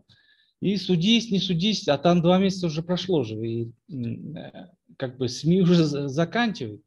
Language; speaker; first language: Russian; non-native, local second language; Kyrgyz